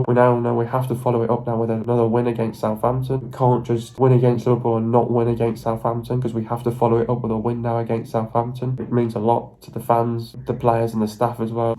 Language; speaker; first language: English; native; English